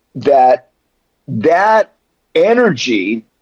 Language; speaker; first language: English; early bilingual, other home language; Spanish